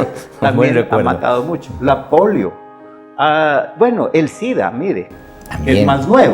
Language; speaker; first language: Spanish; native; Spanish